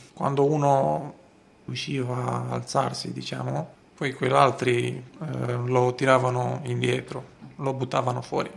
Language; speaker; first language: Italian; non-native, fluent; Romanian